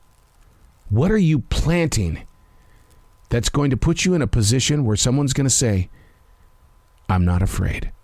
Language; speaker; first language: English; native; English